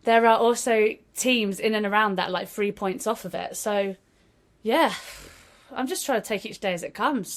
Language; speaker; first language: English; native; English